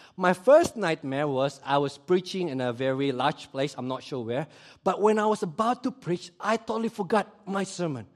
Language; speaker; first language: English; early bilingual, other home language; Indonesian